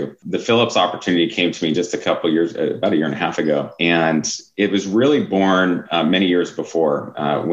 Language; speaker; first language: English; native; English